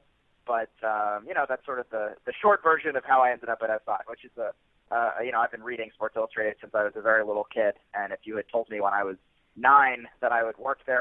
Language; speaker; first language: English; native; English